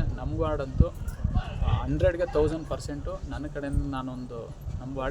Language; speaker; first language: Kannada; native; Kannada